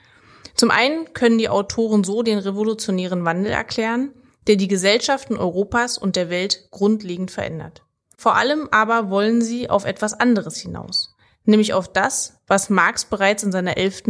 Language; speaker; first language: German; native; German